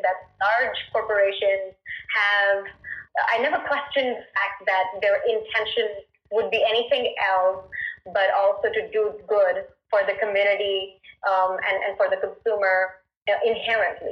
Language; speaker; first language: English; non-native, local second language; Punjabi